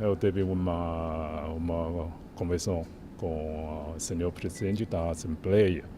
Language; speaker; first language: Portuguese; non-native, fluent; Chinese